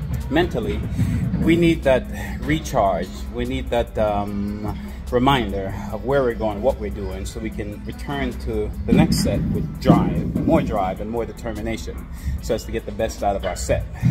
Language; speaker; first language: English; native; English